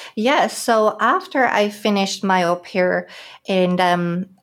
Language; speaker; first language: English; non-native, fluent; German